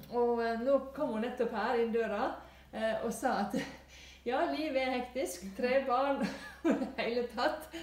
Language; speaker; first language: Norwegian; native; Norwegian